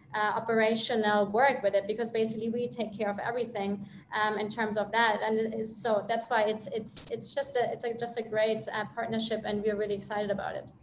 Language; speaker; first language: English; non-native, fluent; German